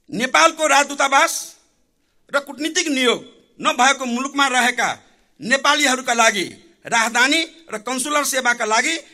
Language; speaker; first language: Nepali; non-native, local second language; Maithili